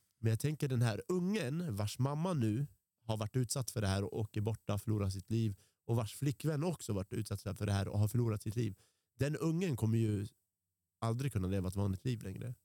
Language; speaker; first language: Swedish; early bilingual, other home language; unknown